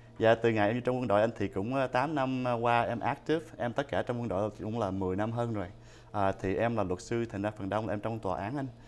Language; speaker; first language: Vietnamese; early bilingual, heritage; Vietnamese